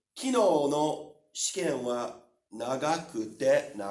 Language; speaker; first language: Japanese; non-native, fluent; English